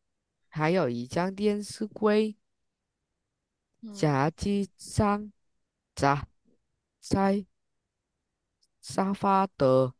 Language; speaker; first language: Chinese; non-native, learner; Vietnamese